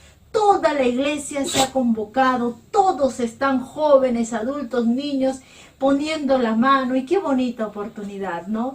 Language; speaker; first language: Spanish; native; Spanish